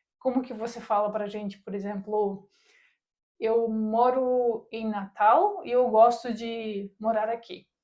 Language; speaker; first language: Portuguese; non-native, fluent; Russian